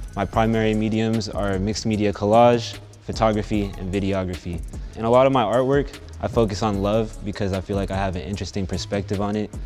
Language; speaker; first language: English; native; English